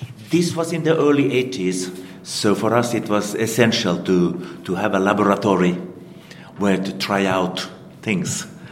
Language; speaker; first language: English; non-native, fluent; Finnish